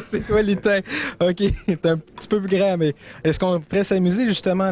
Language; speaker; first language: French; native; French